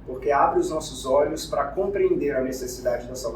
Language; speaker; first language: Portuguese; native; Portuguese